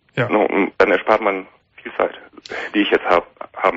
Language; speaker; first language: German; native; German